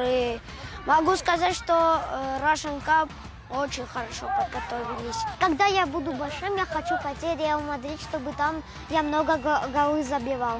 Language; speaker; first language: Russian; non-native, learner; Armenian